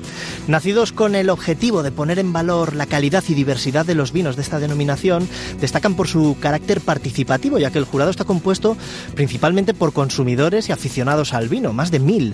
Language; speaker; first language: Spanish; native; Spanish